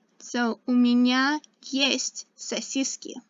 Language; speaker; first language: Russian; non-native, fluent; English